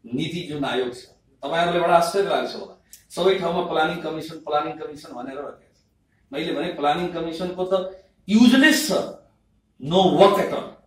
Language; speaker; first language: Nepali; non-native, local second language; Bhojpuri